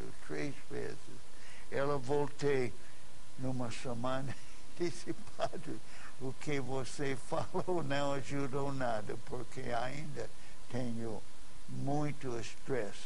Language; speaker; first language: Portuguese; non-native, fluent; English